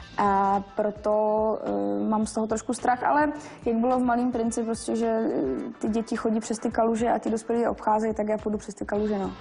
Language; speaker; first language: Czech; non-native, local second language; Polish